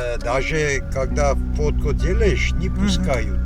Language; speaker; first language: Russian; non-native, fluent; Armenian